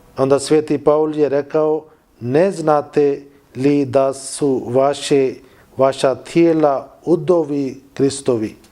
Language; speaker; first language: Bosnian; non-native, learner; Urdu